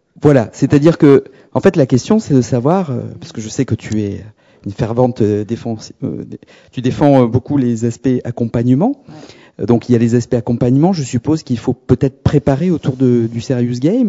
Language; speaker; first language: French; native; French